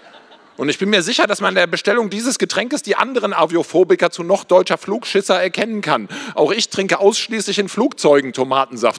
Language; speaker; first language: German; native; German